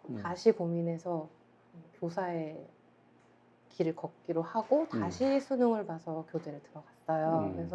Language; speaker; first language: Korean; native; Korean